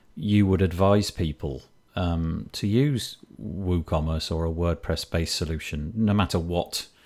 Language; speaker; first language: English; native; English